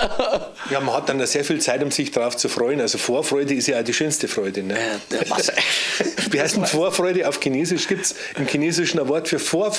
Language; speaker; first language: German; native; German